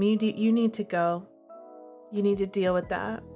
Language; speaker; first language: English; native; English